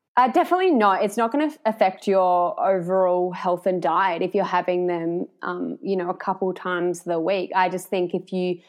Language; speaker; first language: English; native; English